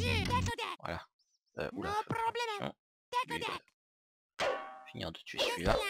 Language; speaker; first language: French; native; French